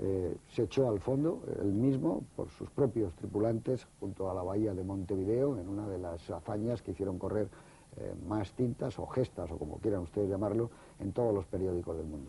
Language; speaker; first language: Spanish; native; Spanish